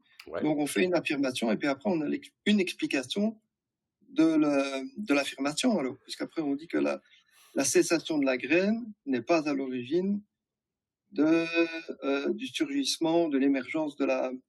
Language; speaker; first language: French; native; French